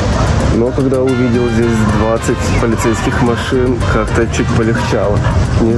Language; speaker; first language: Russian; native; Russian